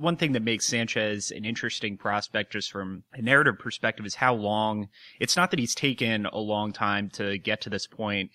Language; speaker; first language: English; native; English